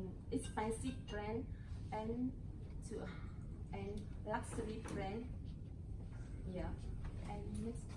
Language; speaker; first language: English; non-native, learner; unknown